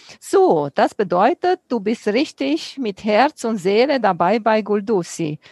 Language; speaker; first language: German; non-native, fluent; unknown